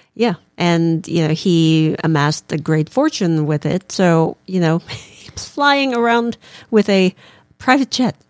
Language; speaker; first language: English; non-native, local second language; Filipino